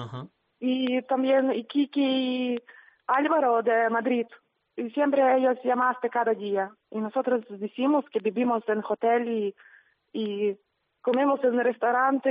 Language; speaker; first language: Spanish; non-native, learner; Ukrainian